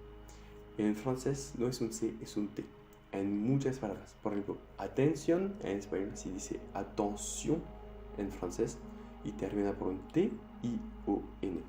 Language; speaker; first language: Spanish; non-native, fluent; French